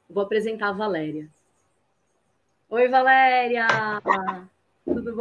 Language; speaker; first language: Portuguese; native; Portuguese